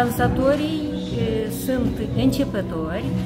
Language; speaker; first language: Romanian; non-native, local second language; Russian